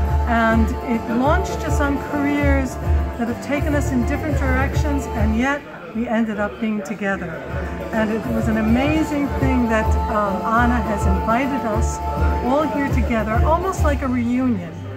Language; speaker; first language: English; native; English